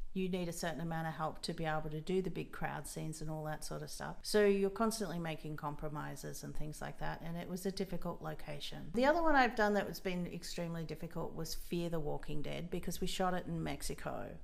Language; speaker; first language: English; native; English